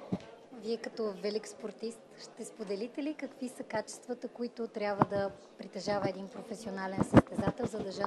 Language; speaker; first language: Bulgarian; native; Bulgarian